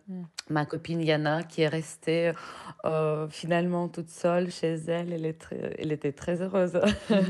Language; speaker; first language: French; non-native, fluent; Russian